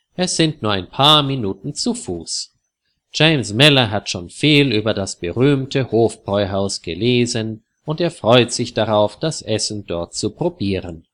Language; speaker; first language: German; native; German